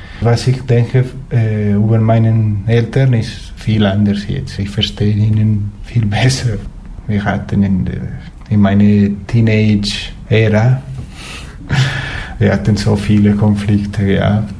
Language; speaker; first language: German; non-native, fluent; Spanish